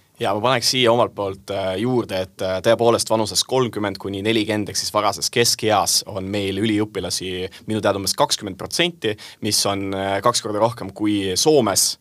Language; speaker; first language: Estonian; non-native, local second language; Russian